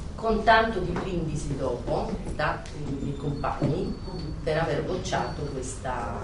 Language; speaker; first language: Italian; non-native, fluent; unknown